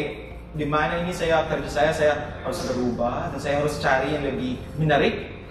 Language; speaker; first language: Indonesian; non-native, learner; Filipino